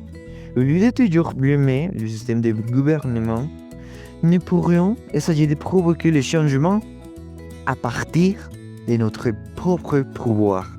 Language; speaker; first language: French; non-native, learner; Spanish